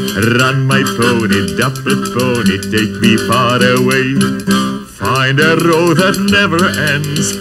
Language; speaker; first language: English; non-native, fluent; Czech